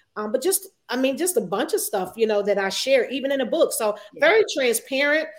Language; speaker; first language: English; native; English